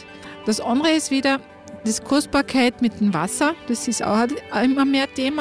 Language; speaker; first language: German; native; German